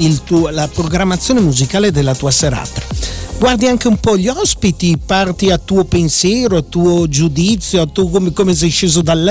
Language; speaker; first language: Italian; native; Italian